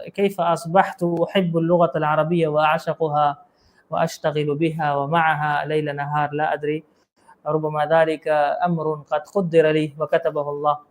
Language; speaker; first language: Arabic; non-native, fluent; Urdu